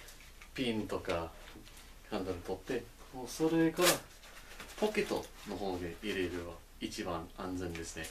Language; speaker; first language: Japanese; non-native, learner; English